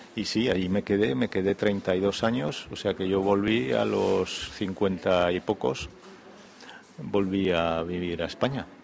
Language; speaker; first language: Spanish; native; Spanish